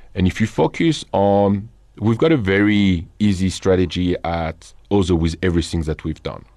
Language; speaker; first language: English; non-native, fluent; French